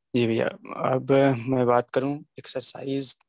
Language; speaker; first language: Hindi; native; Hindi